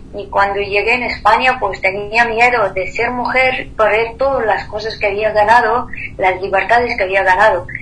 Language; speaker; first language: Spanish; non-native, fluent; Persian